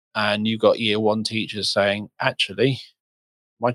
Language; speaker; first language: English; native; English